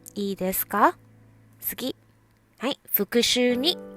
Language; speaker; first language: Japanese; non-native, fluent; Thai